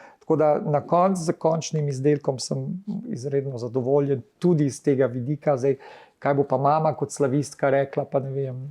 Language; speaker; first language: Slovenian; early bilingual, heritage; Slovenian